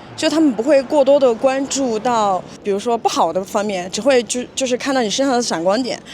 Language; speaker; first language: Chinese; native; Chinese